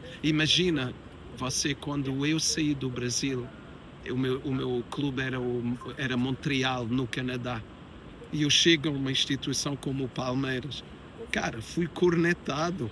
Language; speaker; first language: Portuguese; early bilingual, heritage; English